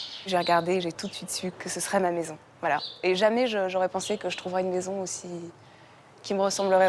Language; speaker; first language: French; native; French